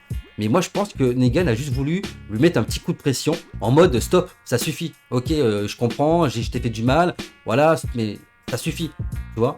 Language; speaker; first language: French; native; French